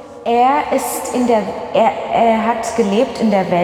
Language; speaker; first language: German; non-native, fluent; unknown